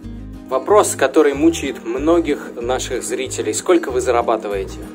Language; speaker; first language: Russian; native; Russian